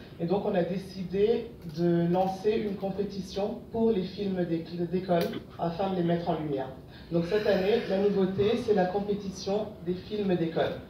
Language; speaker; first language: French; non-native, local second language; Wolof